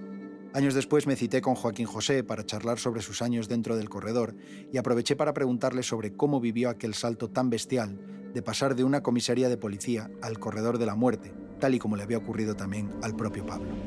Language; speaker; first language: Spanish; native; Spanish